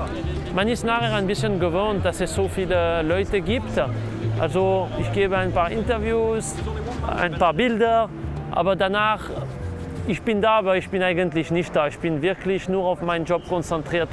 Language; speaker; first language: German; non-native, local second language; French